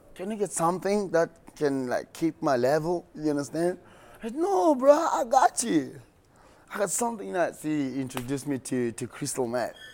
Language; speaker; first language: English; non-native, local second language; Xhosa